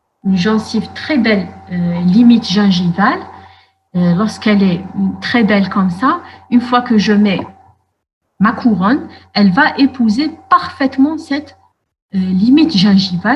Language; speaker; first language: French; non-native, local second language; Arabic